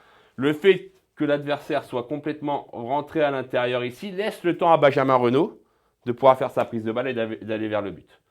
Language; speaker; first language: French; native; French